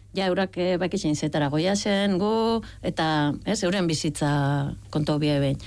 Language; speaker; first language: Basque; native; Basque